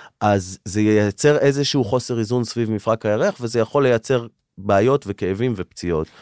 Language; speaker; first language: Hebrew; native; Hebrew